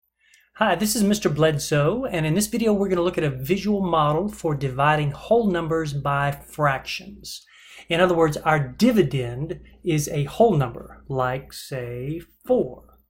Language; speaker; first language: English; native; English